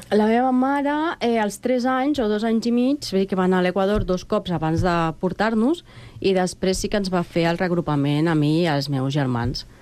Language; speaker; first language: Catalan; non-native, fluent; Spanish